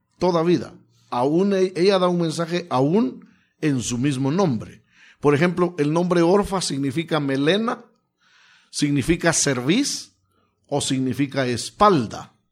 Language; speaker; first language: Spanish; native; Spanish